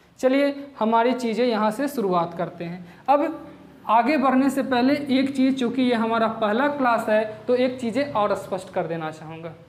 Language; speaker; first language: Hindi; non-native, local second language; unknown